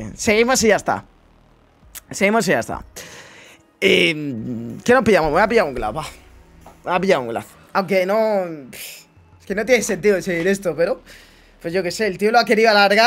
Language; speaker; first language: Spanish; native; Spanish